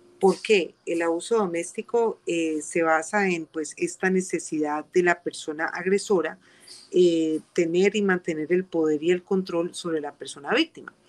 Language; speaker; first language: Spanish; native; Spanish